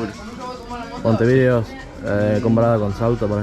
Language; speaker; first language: Spanish; non-native, fluent; Estonian